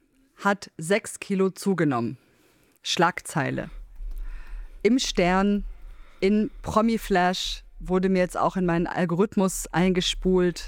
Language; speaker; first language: German; native; German